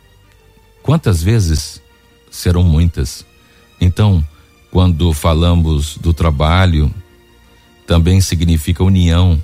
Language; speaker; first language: Portuguese; native; Portuguese